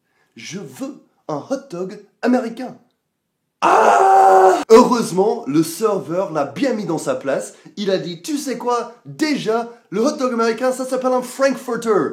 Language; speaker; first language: French; non-native, fluent; English